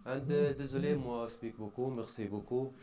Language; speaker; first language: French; non-native, learner; Arabic